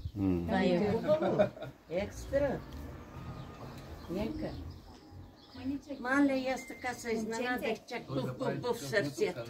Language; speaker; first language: Bulgarian; native; Bulgarian